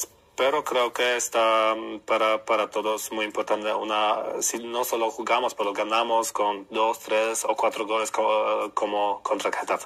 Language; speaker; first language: Spanish; non-native, learner; Polish